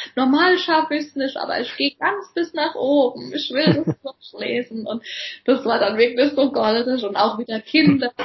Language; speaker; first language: German; native; German